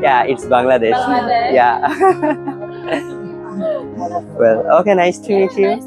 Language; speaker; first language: English; non-native, fluent; Bangla